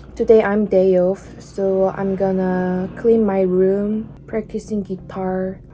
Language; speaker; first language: English; non-native, learner; Korean